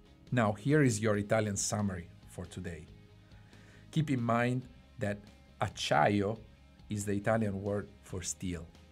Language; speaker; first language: English; non-native, fluent; Italian